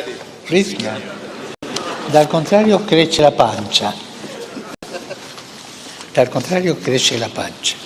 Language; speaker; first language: Italian; non-native, fluent; Spanish